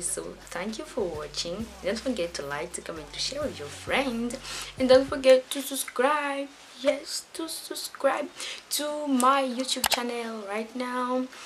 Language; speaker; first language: English; non-native, learner; French